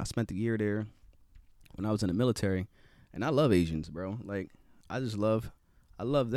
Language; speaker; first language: English; native; English